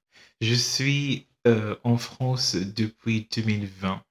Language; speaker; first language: French; non-native, fluent; English